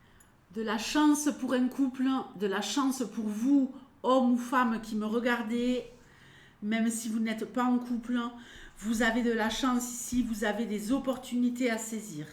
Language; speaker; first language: French; native; French